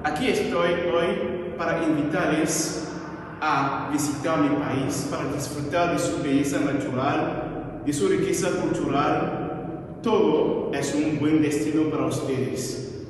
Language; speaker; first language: Spanish; non-native, fluent; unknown